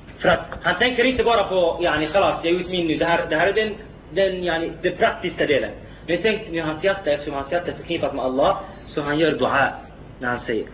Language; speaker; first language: Swedish; non-native, fluent; Arabic